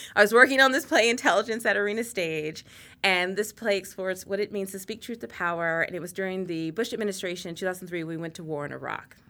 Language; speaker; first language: English; native; English